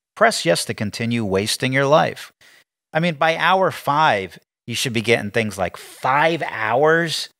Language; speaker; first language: English; native; English